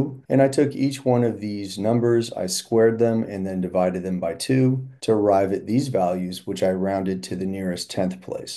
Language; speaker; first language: English; native; English